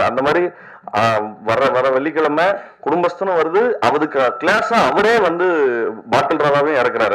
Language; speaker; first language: Tamil; native; Tamil